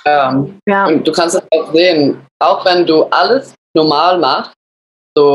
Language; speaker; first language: German; early bilingual, other home language; English